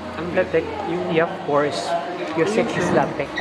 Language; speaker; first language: Spanish; non-native, fluent; Filipino